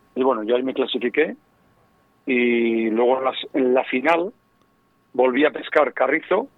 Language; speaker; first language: Spanish; native; Spanish